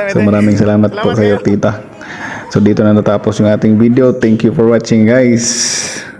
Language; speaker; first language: Filipino; non-native, local second language; Cebuano